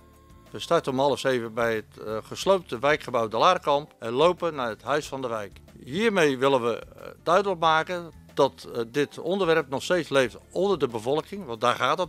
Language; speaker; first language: Dutch; native; Dutch